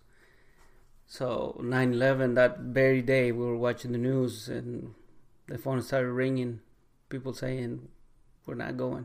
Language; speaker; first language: English; non-native, fluent; Spanish